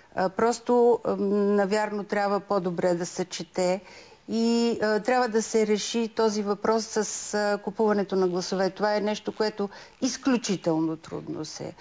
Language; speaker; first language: Bulgarian; native; Bulgarian